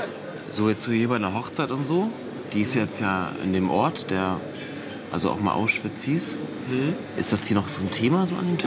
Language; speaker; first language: German; native; German